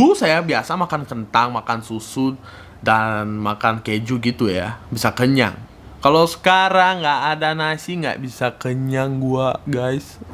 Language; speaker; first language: Indonesian; non-native, fluent; Russian